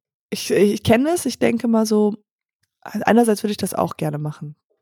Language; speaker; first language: German; native; German